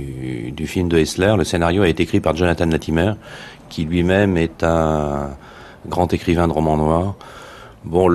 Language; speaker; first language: French; native; French